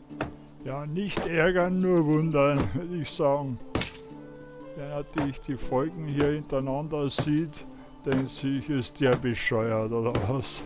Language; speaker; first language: German; native; German